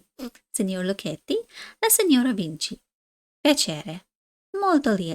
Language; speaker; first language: Italian; non-native, fluent; English